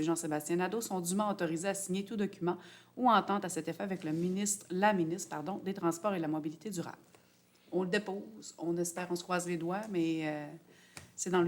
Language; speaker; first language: French; native; French